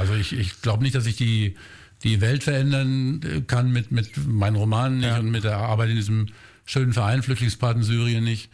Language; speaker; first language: German; native; German